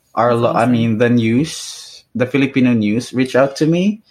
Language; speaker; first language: English; non-native, local second language; Hiligaynon